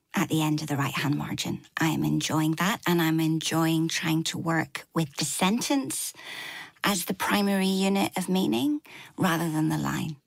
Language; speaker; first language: English; native; English